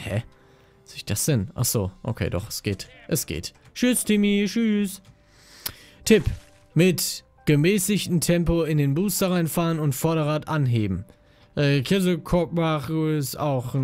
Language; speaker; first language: German; native; German